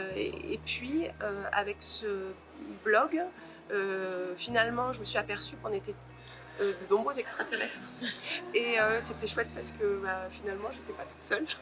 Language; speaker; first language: French; native; French